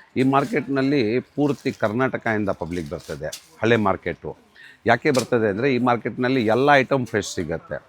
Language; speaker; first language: Kannada; non-native, local second language; Urdu